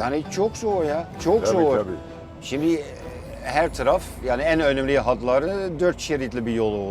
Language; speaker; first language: Turkish; non-native, fluent; Dutch